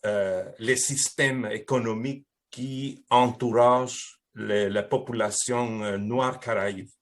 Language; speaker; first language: French; non-native, fluent; Spanish